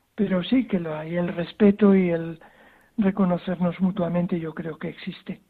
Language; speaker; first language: Spanish; native; Spanish